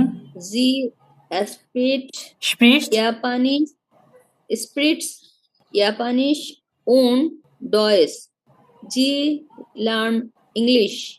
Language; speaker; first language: German; non-native, learner; Bangla